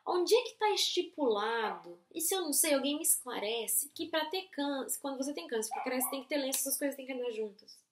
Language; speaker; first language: Portuguese; native; Portuguese